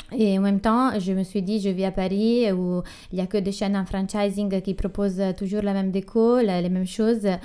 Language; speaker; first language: French; non-native, fluent; Italian